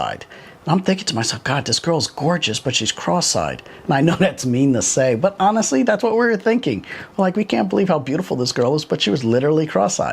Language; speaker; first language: English; native; English